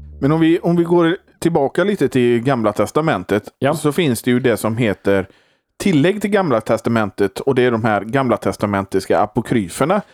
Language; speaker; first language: Swedish; native; Swedish